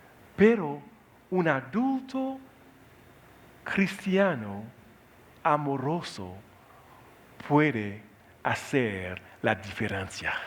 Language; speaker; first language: Spanish; non-native, learner; Haitian Creole